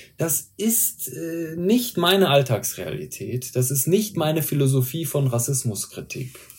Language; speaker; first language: German; early bilingual, other home language; Persian